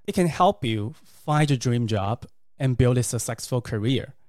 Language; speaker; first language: English; non-native, fluent; Chinese